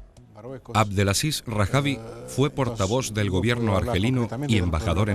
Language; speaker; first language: Spanish; native; Spanish